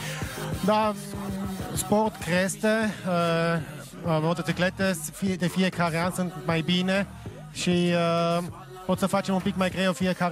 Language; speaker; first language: Romanian; non-native, learner; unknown